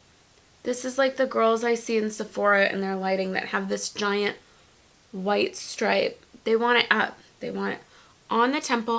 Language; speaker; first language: English; native; English